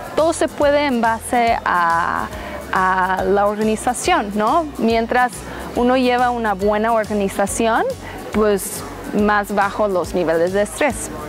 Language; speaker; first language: Spanish; native; Spanish